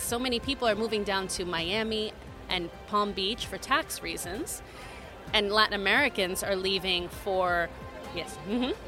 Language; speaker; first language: English; native; English